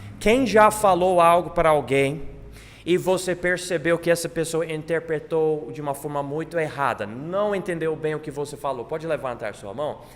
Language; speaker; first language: Portuguese; non-native, fluent; English